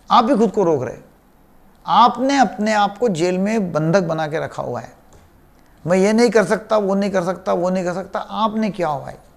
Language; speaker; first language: Hindi; non-native, local second language; Marathi